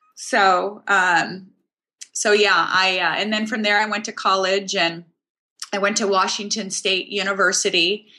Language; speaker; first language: English; native; English